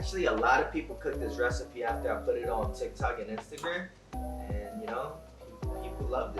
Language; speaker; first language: English; native; English